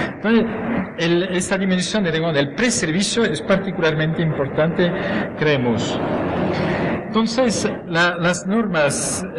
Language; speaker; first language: Spanish; non-native, fluent; French